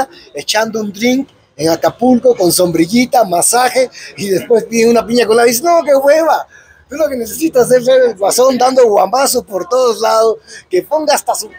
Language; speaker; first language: Spanish; native; Spanish